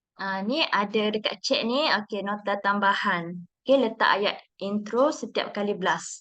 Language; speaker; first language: Malay; native; Malay